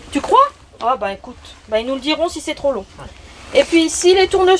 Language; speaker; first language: French; native; French